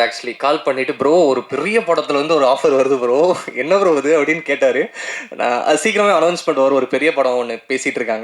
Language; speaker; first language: Tamil; native; Tamil